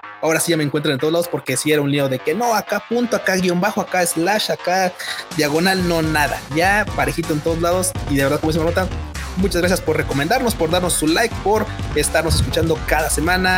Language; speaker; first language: Spanish; native; Spanish